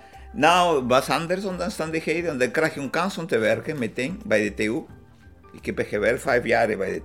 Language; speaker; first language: Dutch; non-native, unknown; Spanish